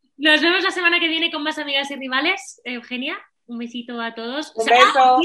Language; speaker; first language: Spanish; native; Spanish